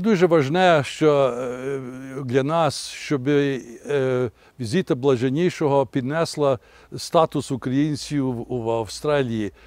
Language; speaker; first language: Ukrainian; early bilingual, heritage; Ukrainian